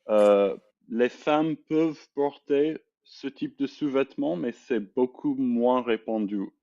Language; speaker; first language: French; non-native, fluent; English